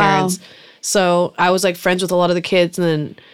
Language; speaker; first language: English; early bilingual, other home language; German